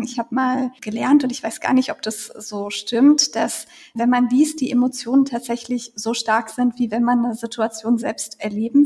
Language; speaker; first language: German; native; German